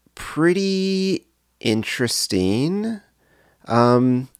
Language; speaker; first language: English; native; English